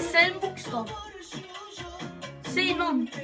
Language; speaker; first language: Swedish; early bilingual, other home language; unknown